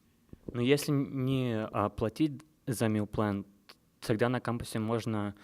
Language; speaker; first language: Russian; early bilingual, heritage; Russian